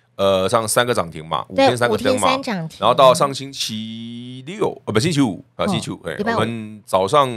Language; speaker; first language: Chinese; native; Chinese